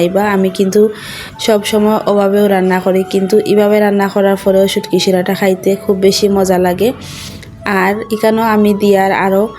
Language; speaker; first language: Bangla; non-native, local second language; Sylheti